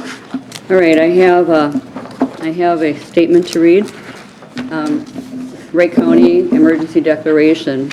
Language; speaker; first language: English; native; English